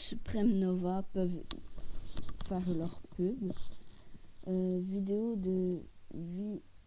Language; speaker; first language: French; native; French